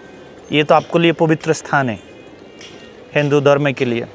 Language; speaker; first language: Hindi; non-native, learner; Bangla